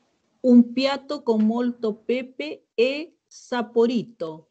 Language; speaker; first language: Italian; non-native, learner; Spanish